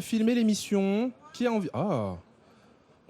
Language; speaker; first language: French; native; French